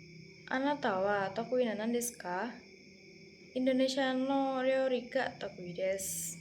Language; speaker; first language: Japanese; non-native, learner; Indonesian